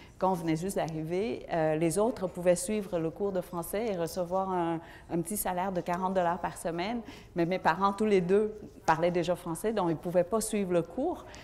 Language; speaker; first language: French; early bilingual, other home language; Vietnamese